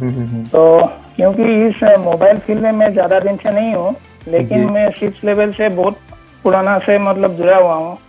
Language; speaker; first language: Hindi; non-native, local second language; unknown